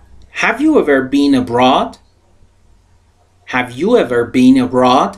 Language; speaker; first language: English; non-native, fluent; Persian